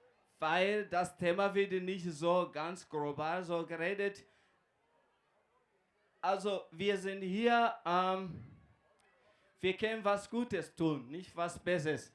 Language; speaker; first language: German; non-native, fluent; Kinyarwanda